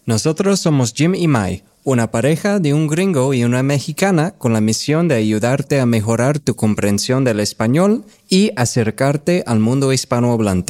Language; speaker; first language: Spanish; non-native, fluent; English